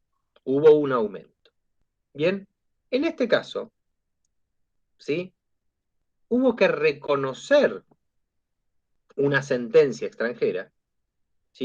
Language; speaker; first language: Spanish; native; Spanish